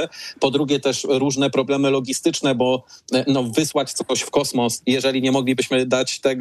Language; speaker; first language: Polish; native; Polish